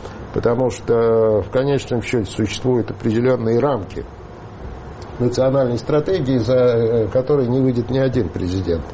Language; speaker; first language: Russian; native; Russian